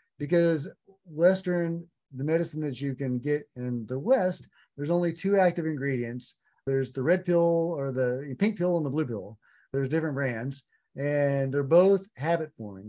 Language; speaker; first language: English; native; English